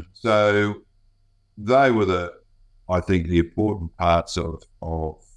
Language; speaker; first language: English; native; English